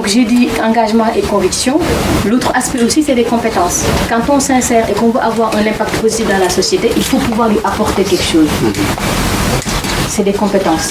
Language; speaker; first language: French; non-native, local second language; Wolof